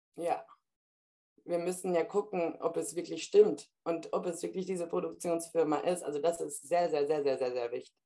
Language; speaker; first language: German; early bilingual, heritage; German